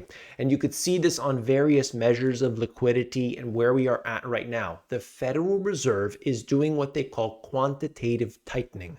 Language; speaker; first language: English; native; English